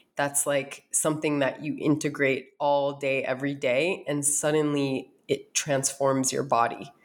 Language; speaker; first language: English; native; English